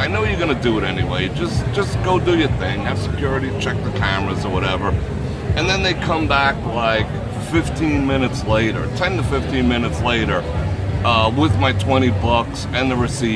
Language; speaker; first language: English; native; English